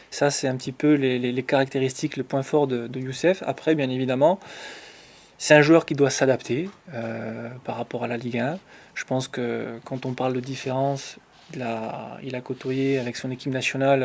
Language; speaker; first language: French; native; French